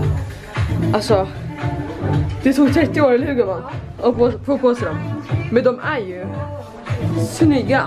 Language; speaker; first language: Swedish; native; Swedish